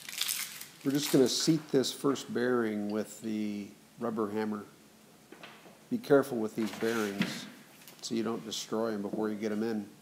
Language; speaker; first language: English; native; English